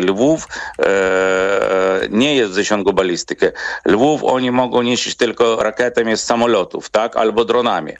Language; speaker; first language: Polish; non-native, fluent; Ukrainian